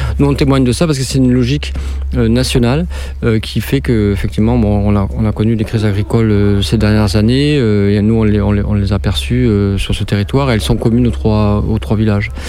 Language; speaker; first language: French; native; French